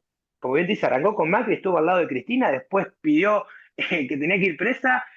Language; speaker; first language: Spanish; native; Spanish